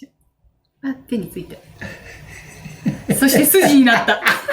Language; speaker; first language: Japanese; native; Japanese